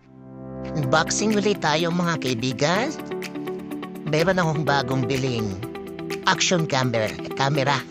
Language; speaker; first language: Filipino; native; Filipino